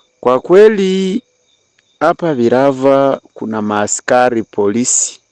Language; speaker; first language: Swahili; native; Swahili